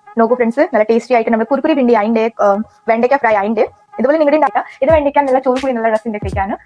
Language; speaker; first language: Malayalam; non-native, learner; Hindi